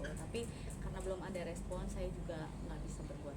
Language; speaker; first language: Indonesian; native; Indonesian